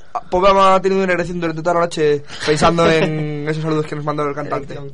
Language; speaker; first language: Spanish; native; Spanish